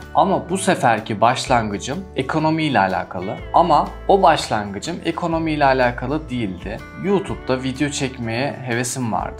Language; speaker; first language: Turkish; native; Turkish